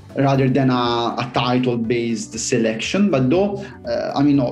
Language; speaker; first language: English; non-native, fluent; Italian